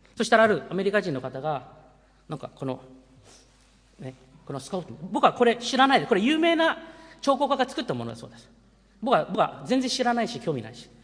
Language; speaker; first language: Japanese; early bilingual, heritage; Japanese